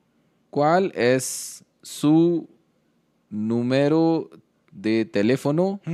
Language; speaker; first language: Spanish; non-native, learner; Hindi